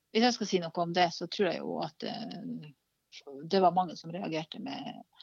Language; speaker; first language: Norwegian; native; Norwegian